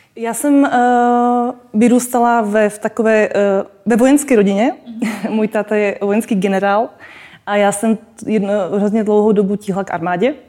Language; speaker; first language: Czech; non-native, local second language; Slovak